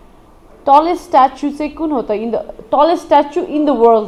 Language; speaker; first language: Nepali; native; Nepali